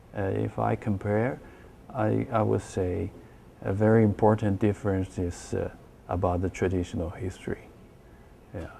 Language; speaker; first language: English; non-native, learner; Chinese